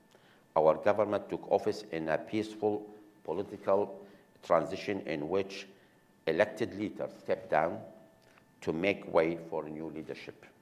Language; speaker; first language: English; non-native, fluent; Arabic